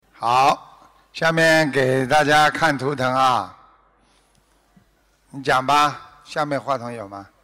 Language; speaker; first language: Chinese; native; Chinese